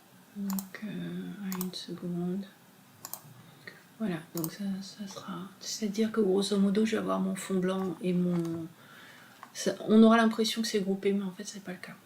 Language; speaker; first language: French; native; French